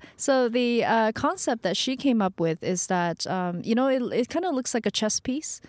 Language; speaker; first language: English; early bilingual, other home language; Chinese